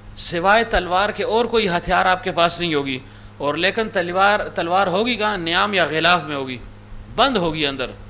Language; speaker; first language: Urdu; non-native, local second language; Pashto